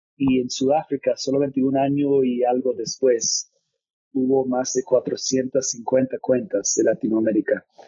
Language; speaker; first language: Spanish; non-native, fluent; English